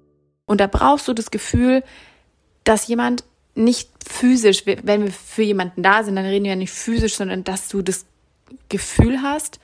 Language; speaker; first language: German; native; German